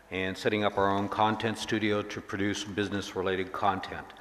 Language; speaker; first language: English; native; English